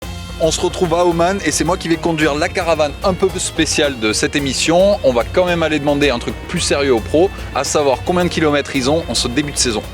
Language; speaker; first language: French; native; French